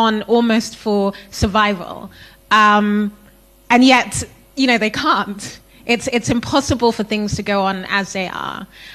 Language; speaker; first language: English; non-native, local second language; Akan